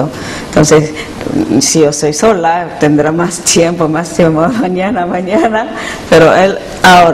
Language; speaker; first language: Spanish; non-native, learner; Korean